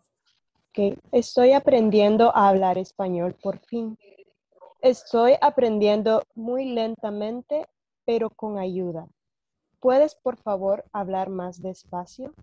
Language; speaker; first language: Spanish; non-native, learner; English